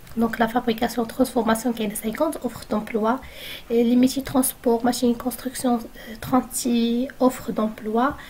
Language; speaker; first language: French; non-native, local second language; Arabic